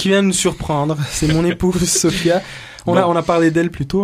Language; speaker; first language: French; non-native, local second language; Kinyarwanda